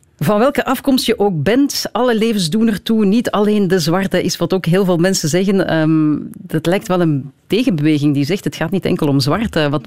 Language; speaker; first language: Dutch; native; Dutch